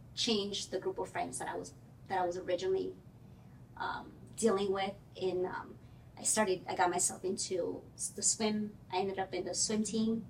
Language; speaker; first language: English; early bilingual, other home language; Spanish